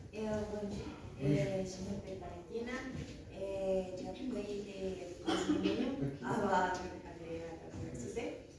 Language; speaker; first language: French; non-native, learner; Spanish